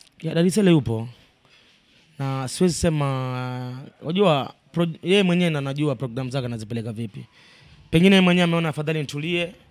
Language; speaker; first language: Swahili; native; Swahili